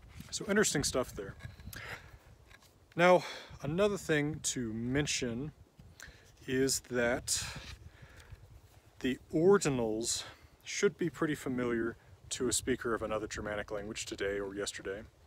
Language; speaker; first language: English; native; English